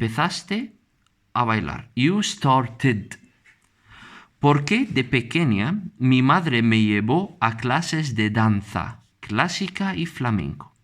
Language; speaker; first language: Spanish; non-native, fluent; Arabic